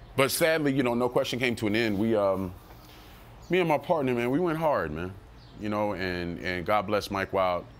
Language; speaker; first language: English; native; English